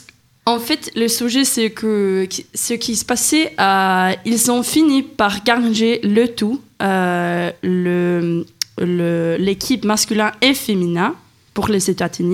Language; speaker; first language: French; non-native, fluent; Swedish